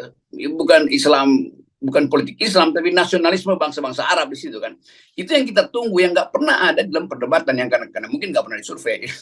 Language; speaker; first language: Indonesian; native; Indonesian